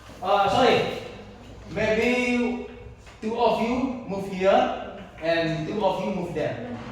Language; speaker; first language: English; non-native, learner; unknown